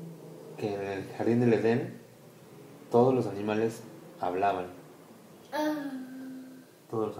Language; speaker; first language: Spanish; native; Spanish